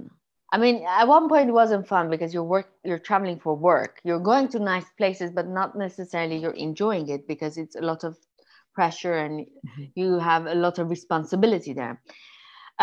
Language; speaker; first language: English; non-native, fluent; Persian